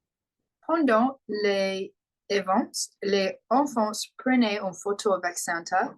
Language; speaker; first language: French; non-native, learner; English